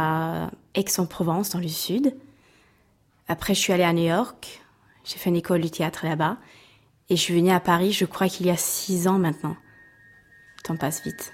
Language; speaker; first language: French; non-native, fluent; Swedish